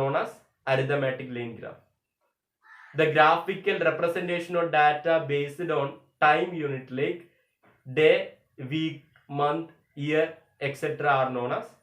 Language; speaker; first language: English; non-native, local second language; Malayalam